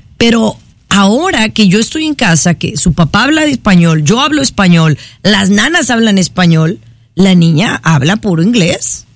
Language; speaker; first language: Spanish; native; Spanish